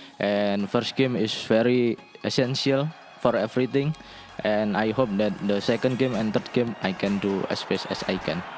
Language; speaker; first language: English; non-native, learner; Indonesian